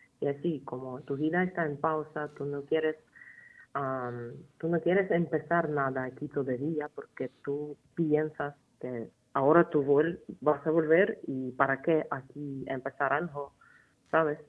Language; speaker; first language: Spanish; non-native, fluent; Ukrainian